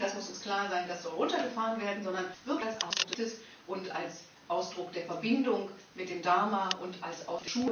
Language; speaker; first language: German; native; German